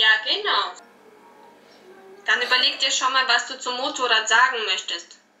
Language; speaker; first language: German; native; German